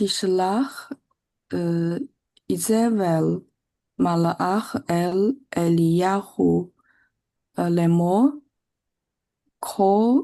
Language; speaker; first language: Hebrew; non-native, learner; English